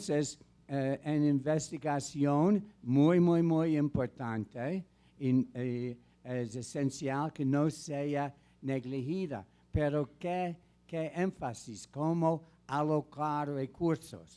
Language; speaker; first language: Spanish; non-native, fluent; English